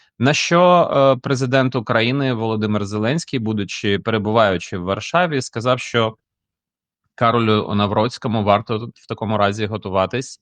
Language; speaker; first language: Ukrainian; native; Ukrainian